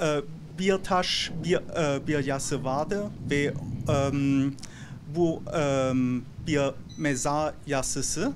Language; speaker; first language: Turkish; non-native, learner; German